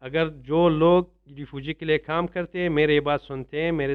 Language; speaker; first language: Hindi; non-native, learner; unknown